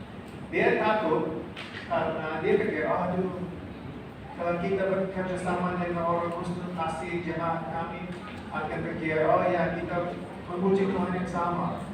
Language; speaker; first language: Indonesian; non-native, fluent; English